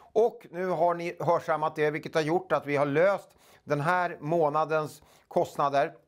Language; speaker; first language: Swedish; native; Swedish